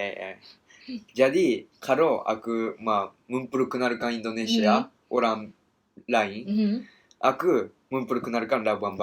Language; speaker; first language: Indonesian; non-native, learner; Japanese